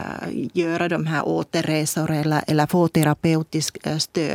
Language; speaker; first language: Swedish; non-native, local second language; Finnish